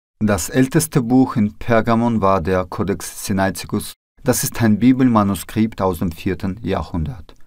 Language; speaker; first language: German; non-native, fluent; Russian